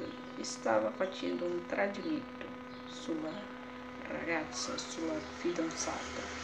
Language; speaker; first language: Italian; non-native, learner; Portuguese